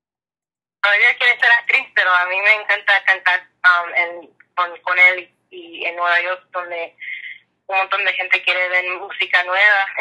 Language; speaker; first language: Spanish; early bilingual, heritage; English